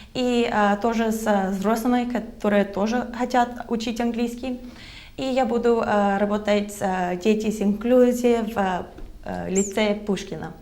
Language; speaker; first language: Russian; non-native, learner; English